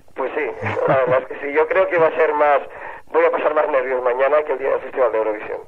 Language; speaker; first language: Spanish; native; Spanish